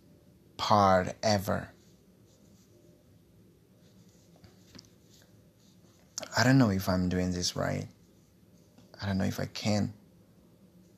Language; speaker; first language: English; non-native, learner; Portuguese